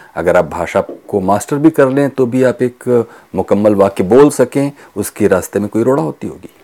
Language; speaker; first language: Hindi; native; Hindi